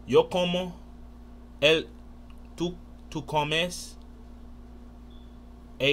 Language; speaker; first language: Spanish; non-native, learner; English